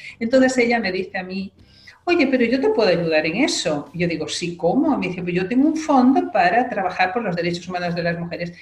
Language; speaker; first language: Spanish; native; Spanish